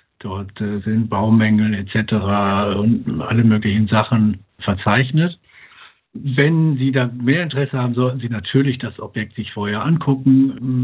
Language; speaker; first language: German; native; German